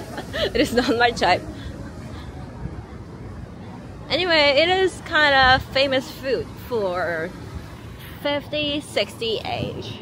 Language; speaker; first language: English; non-native, learner; Korean